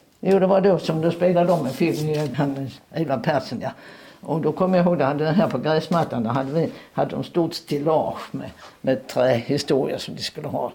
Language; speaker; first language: Swedish; native; Swedish